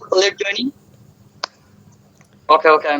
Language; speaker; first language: English; non-native, learner; Bangla